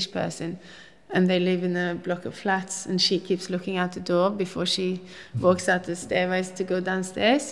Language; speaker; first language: English; non-native, fluent; Norwegian